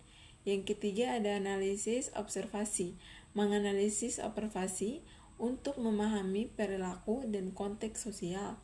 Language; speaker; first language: Indonesian; native; Indonesian